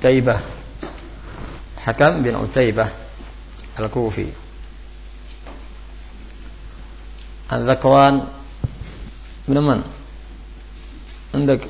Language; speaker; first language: Arabic; non-native, fluent; Indonesian